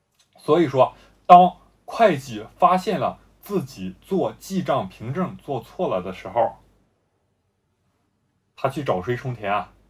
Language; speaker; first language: Chinese; native; Chinese